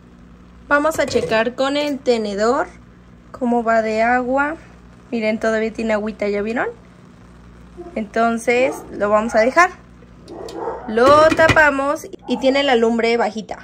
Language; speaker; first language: Spanish; native; Spanish